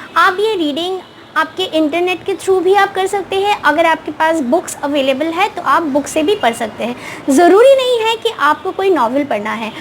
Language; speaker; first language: Hindi; non-native, local second language; Bangla